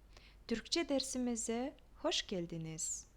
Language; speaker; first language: Turkish; non-native, fluent; Kyrgyz